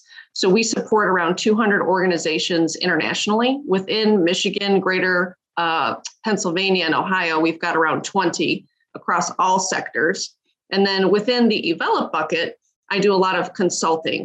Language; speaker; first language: English; native; English